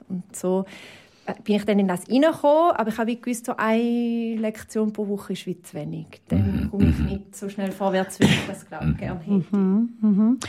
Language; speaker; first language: German; native; German